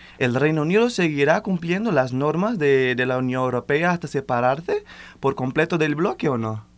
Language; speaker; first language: Spanish; non-native, fluent; Portuguese